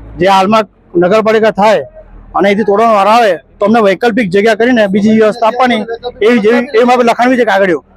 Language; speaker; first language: Gujarati; non-native, local second language; Sindhi